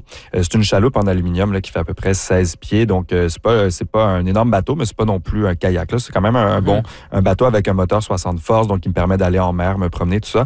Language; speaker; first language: French; native; French